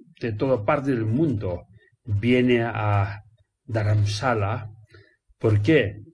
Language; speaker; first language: Spanish; non-native, learner; Tibetan